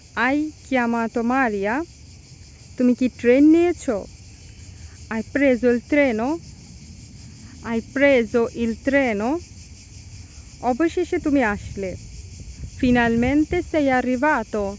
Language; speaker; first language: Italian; non-native, learner; Bangla